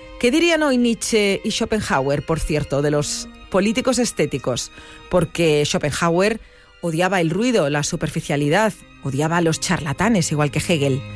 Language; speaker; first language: Spanish; native; Spanish